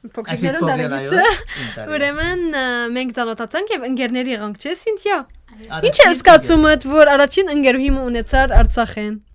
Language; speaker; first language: Armenian; native; Armenian